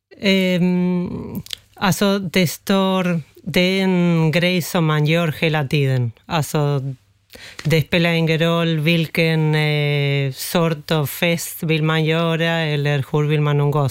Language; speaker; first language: Swedish; non-native, fluent; Spanish